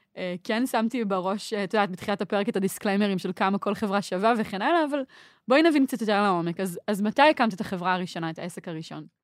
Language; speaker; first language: Hebrew; native; Hebrew